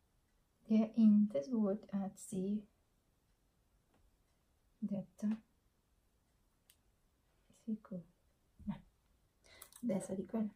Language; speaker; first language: Swedish; non-native, learner; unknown